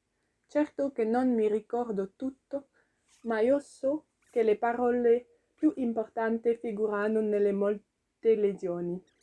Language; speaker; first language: Italian; non-native, learner; French